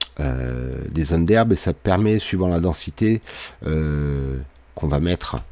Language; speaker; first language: French; native; French